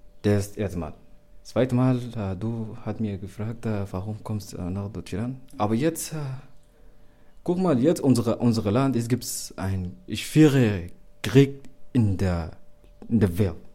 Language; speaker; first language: German; non-native, learner; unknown